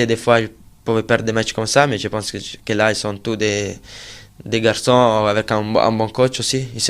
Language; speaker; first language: French; non-native, fluent; Italian